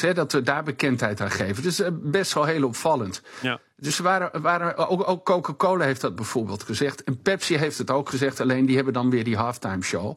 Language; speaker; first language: Dutch; native; Dutch